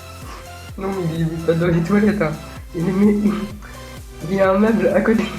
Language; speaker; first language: French; native; French